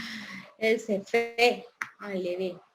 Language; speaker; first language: French; non-native, fluent; Spanish